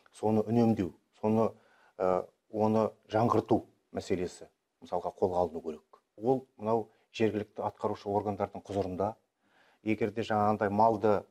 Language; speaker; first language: Kazakh; native; Kazakh